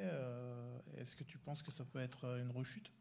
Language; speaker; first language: French; native; French